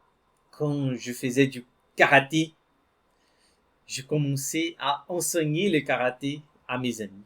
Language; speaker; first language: French; non-native, fluent; Portuguese